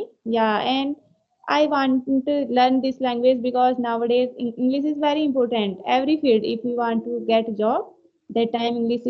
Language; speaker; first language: English; non-native, learner; Hindi